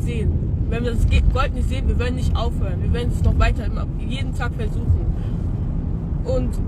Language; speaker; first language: German; early bilingual, other home language; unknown